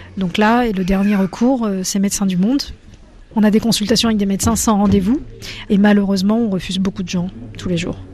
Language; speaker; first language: French; native; French